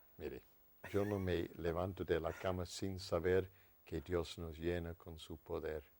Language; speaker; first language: Spanish; non-native, fluent; English